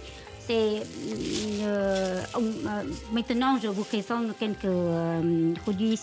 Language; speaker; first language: French; non-native, learner; Vietnamese